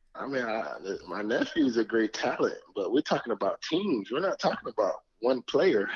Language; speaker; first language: English; native; English